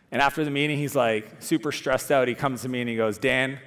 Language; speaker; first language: English; native; English